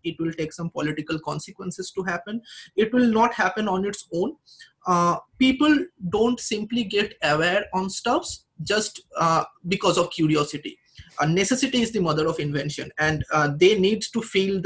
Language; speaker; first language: English; non-native, local second language; Bangla